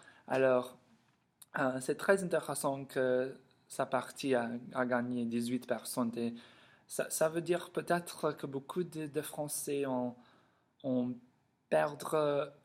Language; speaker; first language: French; non-native, learner; English